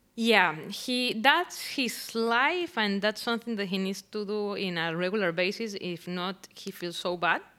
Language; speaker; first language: English; non-native, fluent; Spanish